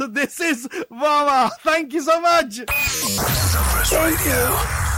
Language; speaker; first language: English; early bilingual, other home language; Hindi